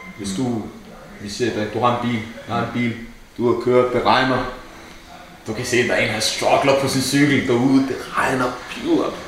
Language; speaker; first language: Danish; early bilingual, other home language; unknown